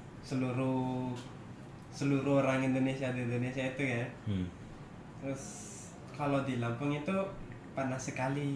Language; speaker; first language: Indonesian; non-native, fluent; Malagasy